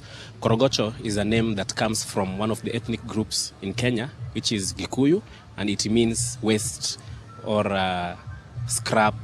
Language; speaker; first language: English; non-native, local second language; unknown